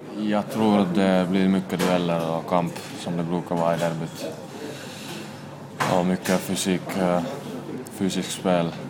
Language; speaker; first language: Swedish; non-native, fluent; Finnish